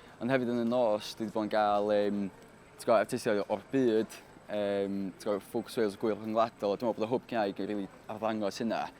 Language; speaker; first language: Welsh; native; Welsh